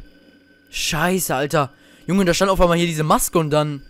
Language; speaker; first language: German; native; German